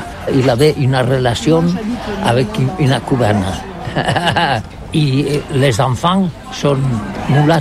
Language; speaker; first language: French; non-native, learner; Catalan